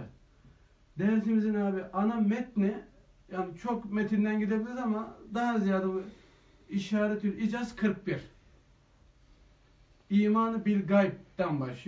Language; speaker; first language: Turkish; native; Turkish